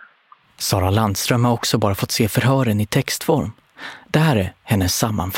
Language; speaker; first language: Swedish; native; Swedish